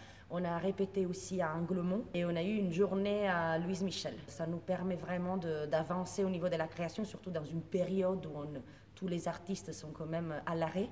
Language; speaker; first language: French; non-native, fluent; Italian